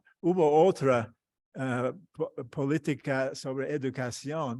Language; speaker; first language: Spanish; non-native, fluent; English